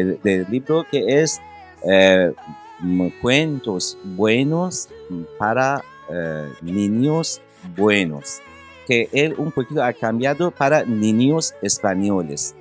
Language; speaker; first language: Spanish; non-native, learner; Persian